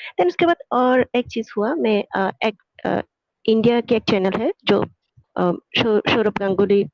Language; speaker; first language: Hindi; non-native, fluent; Bangla